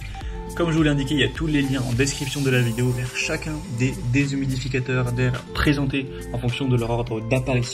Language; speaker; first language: French; native; French